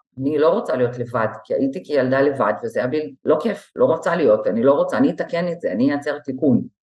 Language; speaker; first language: Hebrew; native; Hebrew